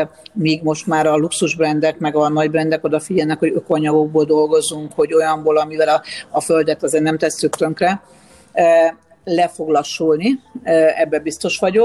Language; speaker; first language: Hungarian; native; Hungarian